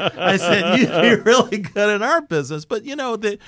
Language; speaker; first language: English; native; English